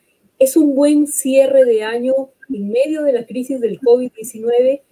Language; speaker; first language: Spanish; native; Spanish